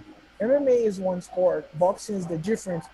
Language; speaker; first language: English; non-native, learner; Portuguese